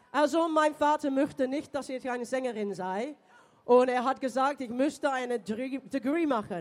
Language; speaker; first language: German; non-native, learner; English